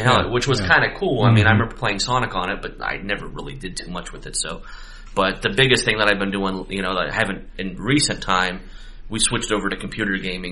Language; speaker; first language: English; native; English